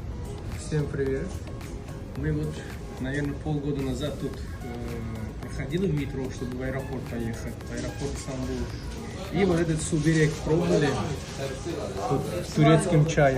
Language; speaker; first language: Russian; native; Russian